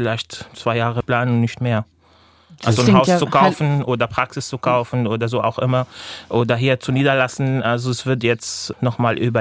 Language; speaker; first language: German; non-native, fluent; Arabic